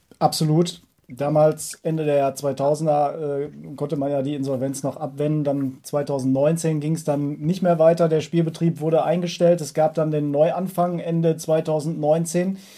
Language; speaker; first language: German; native; German